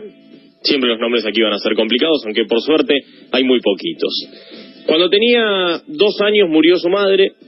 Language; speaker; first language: Spanish; native; Spanish